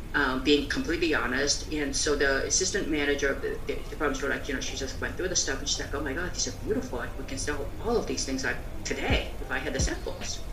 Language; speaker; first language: English; early bilingual, other home language; Korean